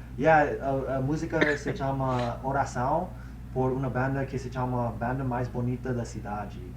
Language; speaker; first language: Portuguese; non-native, learner; English